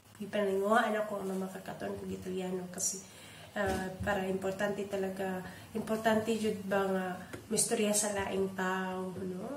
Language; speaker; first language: Filipino; non-native, local second language; Cebuano